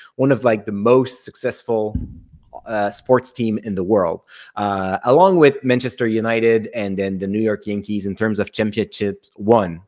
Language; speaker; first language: English; non-native, fluent; French